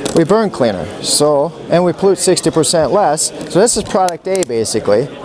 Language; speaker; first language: English; native; English